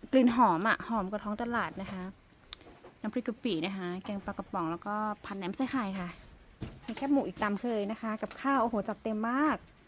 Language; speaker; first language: Thai; non-native, local second language; Karen languages